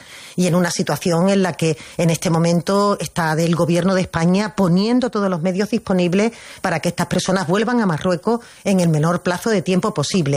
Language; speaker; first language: Spanish; native; Spanish